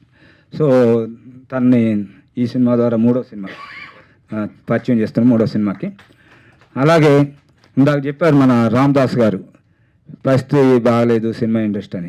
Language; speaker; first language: Telugu; native; Telugu